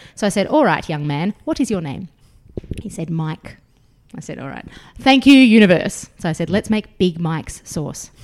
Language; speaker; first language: English; early bilingual, other home language; Russian